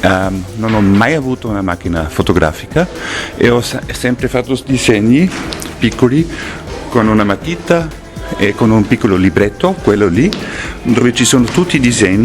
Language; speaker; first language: Italian; non-native, fluent; German